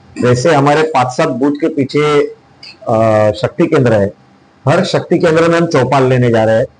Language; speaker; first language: Hindi; non-native, local second language; Marathi